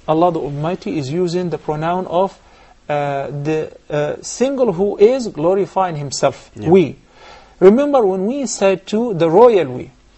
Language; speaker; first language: English; non-native, fluent; Arabic